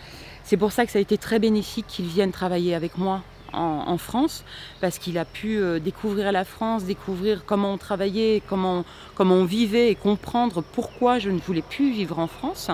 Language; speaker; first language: French; native; French